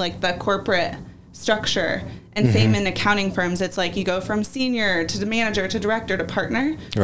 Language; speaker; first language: English; native; English